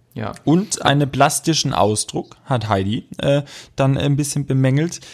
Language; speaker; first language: German; native; German